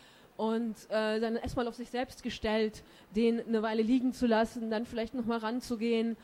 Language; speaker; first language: German; native; German